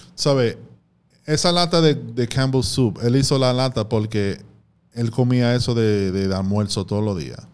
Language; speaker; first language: Spanish; early bilingual, heritage; Spanish